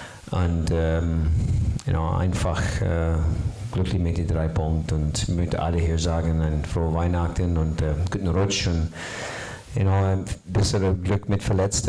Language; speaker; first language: German; non-native, fluent; English